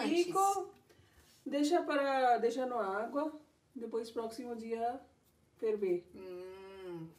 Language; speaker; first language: Portuguese; non-native, learner; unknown